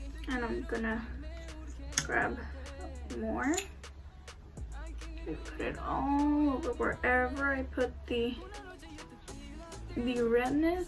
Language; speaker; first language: English; early bilingual, other home language; Spanish